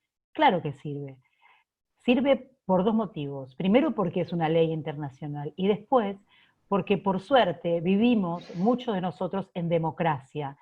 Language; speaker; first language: Spanish; native; Spanish